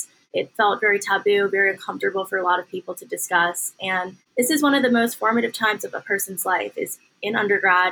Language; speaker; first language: English; native; English